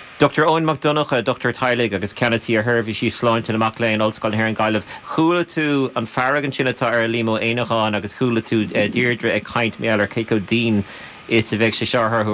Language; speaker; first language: Irish; native; Irish